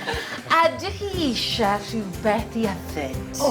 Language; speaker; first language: Welsh; non-native, learner; English